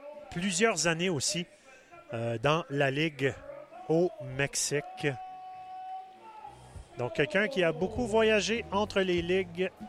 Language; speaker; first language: French; native; French